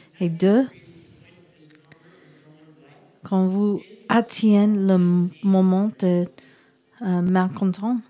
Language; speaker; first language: French; non-native, learner; English